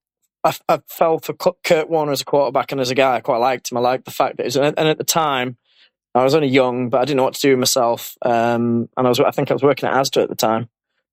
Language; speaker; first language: English; native; English